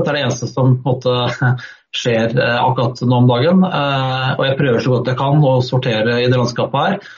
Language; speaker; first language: Norwegian; native; Norwegian